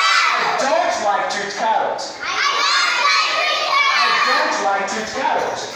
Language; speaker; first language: English; non-native, fluent; Bangla